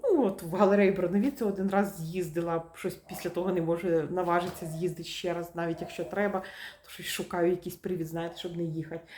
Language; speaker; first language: Ukrainian; native; Ukrainian